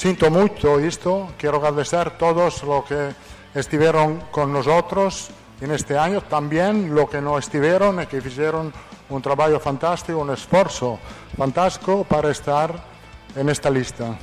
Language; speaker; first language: Portuguese; non-native, fluent; Italian